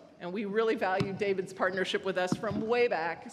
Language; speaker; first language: English; native; English